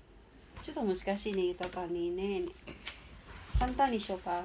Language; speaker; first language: Japanese; non-native, fluent; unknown